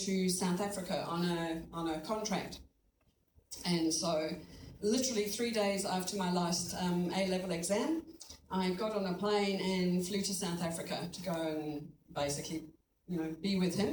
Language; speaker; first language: English; native; English